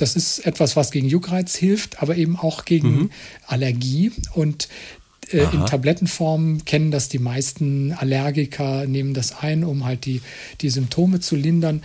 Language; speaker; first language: German; native; German